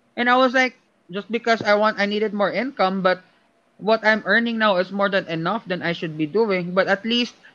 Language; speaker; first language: English; non-native, local second language; Filipino